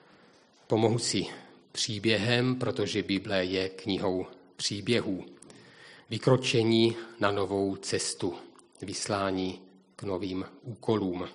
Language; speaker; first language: Czech; native; Czech